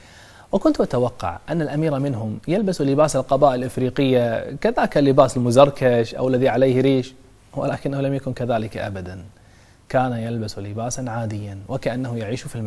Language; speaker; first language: Arabic; native; Arabic